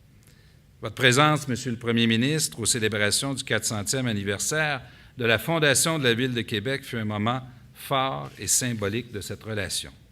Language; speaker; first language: French; native; French